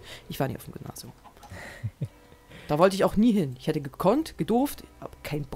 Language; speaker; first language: German; native; German